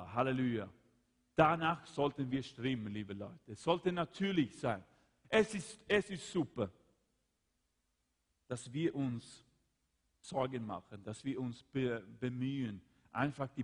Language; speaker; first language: German; non-native, fluent; Swedish